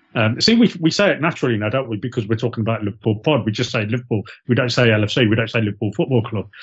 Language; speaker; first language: English; native; English